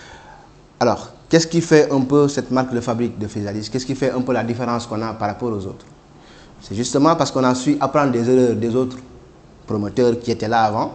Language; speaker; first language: French; non-native, local second language; Wolof